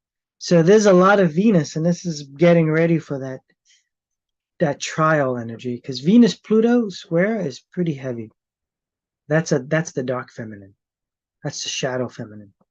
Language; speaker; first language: English; native; English